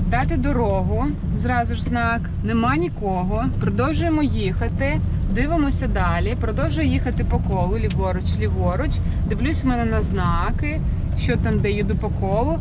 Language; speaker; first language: Ukrainian; non-native, local second language; Russian